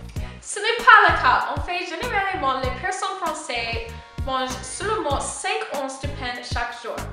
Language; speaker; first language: French; non-native, learner; English